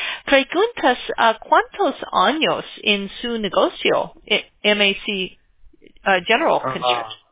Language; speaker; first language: Spanish; non-native, learner; English